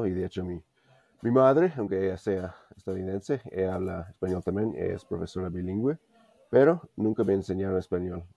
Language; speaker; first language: Spanish; non-native, fluent; English